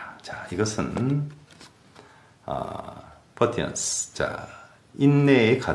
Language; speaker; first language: Korean; native; Korean